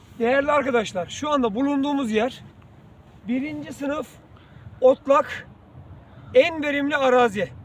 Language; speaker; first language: Turkish; native; Turkish